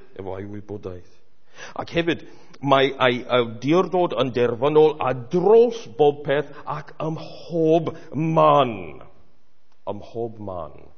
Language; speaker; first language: Welsh; non-native, fluent; English